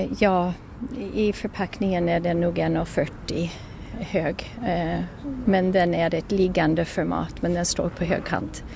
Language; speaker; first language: Swedish; non-native, fluent; English